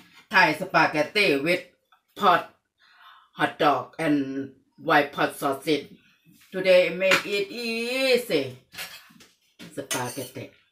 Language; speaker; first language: English; non-native, learner; Thai